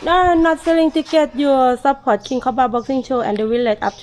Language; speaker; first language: English; non-native, learner; Thai